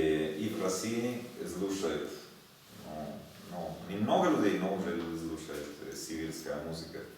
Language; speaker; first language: Russian; non-native, learner; Spanish